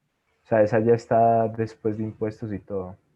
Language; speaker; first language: Spanish; native; Spanish